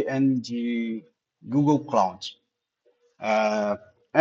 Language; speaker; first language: English; non-native, learner; Portuguese